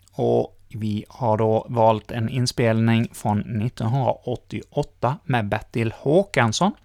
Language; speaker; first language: Swedish; native; Swedish